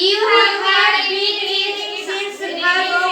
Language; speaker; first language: English; non-native, learner; Hindi